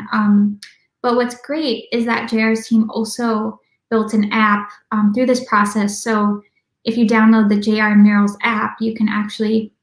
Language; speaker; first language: English; native; English